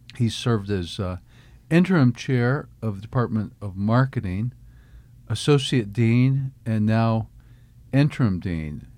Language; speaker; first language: English; native; English